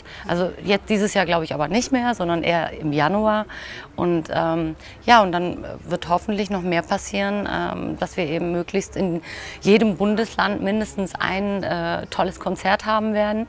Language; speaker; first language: German; native; German